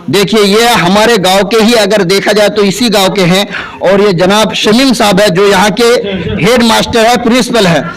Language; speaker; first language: Hindi; non-native, local second language; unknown